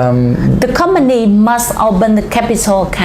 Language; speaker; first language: English; non-native, learner; Vietnamese